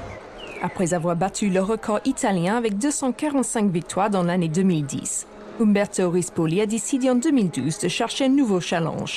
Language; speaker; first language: French; native; French